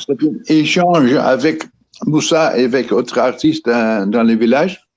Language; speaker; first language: French; non-native, fluent; Dutch